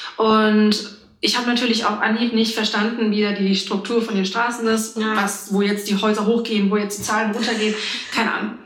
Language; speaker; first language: German; native; German